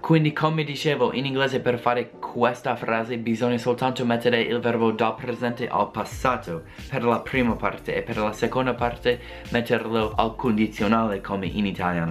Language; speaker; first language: Italian; non-native, fluent; English